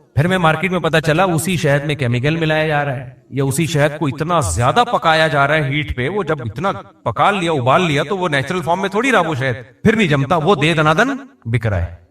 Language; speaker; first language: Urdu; native; Urdu